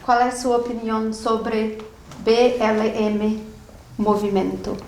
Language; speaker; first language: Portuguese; non-native, learner; Spanish